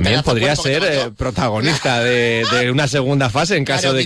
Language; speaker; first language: Spanish; native; Spanish